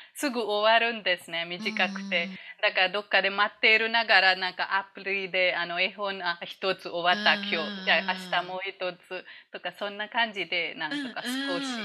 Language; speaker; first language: Japanese; non-native, fluent; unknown